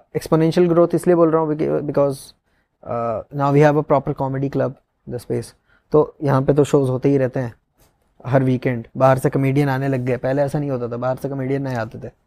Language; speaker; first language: Hindi; non-native, local second language; Odia